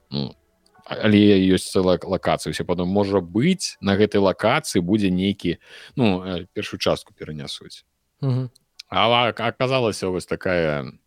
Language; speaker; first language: Belarusian; non-native, local second language; Russian